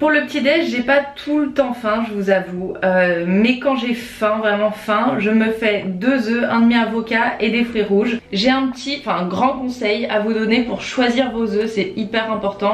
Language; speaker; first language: French; native; French